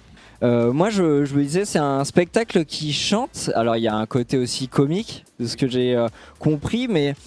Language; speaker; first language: French; native; French